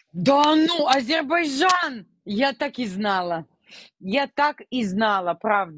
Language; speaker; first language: Russian; native; Russian